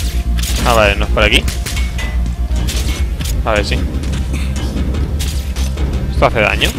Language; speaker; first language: Spanish; native; Spanish